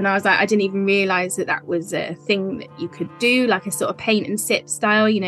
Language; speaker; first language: English; native; English